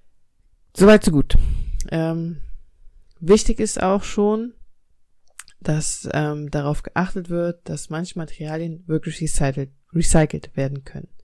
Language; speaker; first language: German; native; German